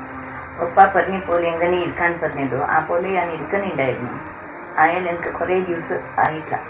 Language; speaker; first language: Malayalam; non-native, local second language; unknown